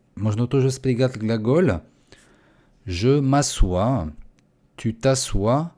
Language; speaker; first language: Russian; non-native, learner; French